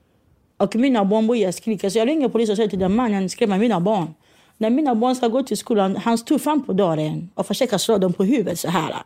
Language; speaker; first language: Swedish; non-native, learner; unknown